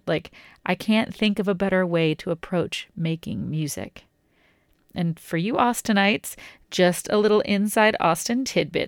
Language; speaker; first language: English; native; English